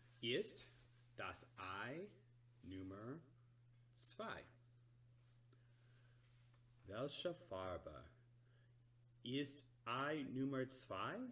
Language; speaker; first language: German; non-native, learner; English